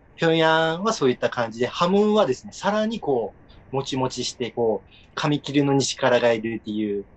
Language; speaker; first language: Japanese; native; Japanese